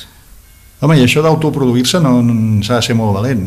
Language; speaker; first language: Catalan; native; Catalan